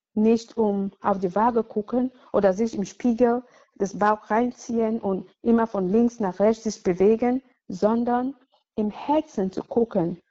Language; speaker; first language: German; non-native, fluent; English